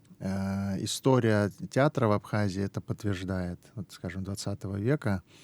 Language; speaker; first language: Russian; non-native, local second language; Abkhazian